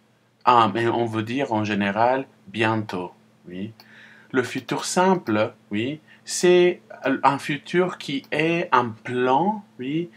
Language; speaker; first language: French; non-native, fluent; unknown